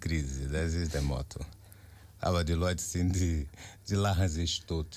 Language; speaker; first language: German; non-native, learner; Portuguese